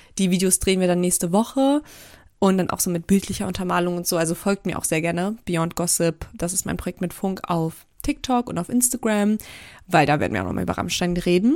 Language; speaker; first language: German; early bilingual, other home language; Turkish